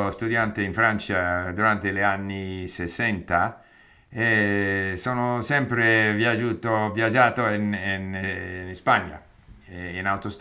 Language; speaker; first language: Italian; non-native, fluent; English